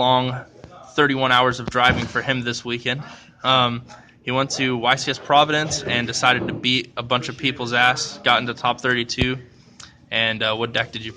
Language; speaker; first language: English; native; English